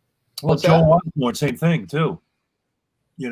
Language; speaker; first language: English; native; English